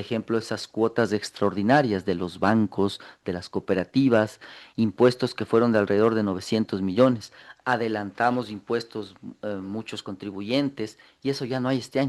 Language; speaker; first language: Spanish; native; Spanish